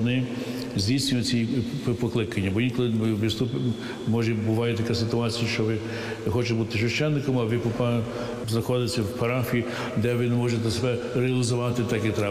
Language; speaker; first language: Ukrainian; early bilingual, heritage; English